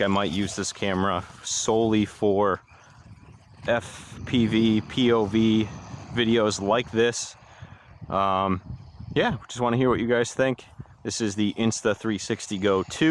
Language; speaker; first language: English; native; English